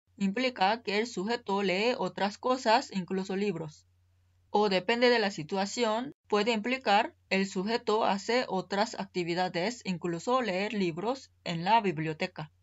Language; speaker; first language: Spanish; non-native, fluent; Korean